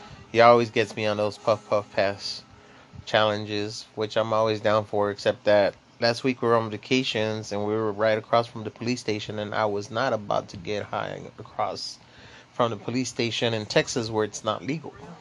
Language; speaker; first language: English; early bilingual, other home language; Spanish